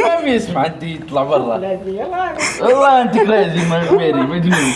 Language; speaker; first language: Arabic; native; Arabic